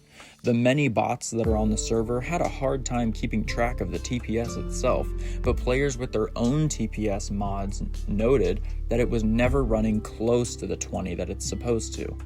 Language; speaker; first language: English; native; English